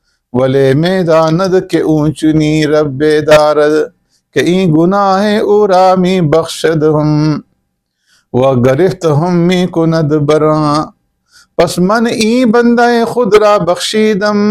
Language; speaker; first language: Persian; non-native, fluent; Urdu